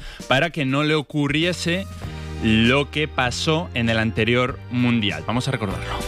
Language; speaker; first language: Spanish; native; Spanish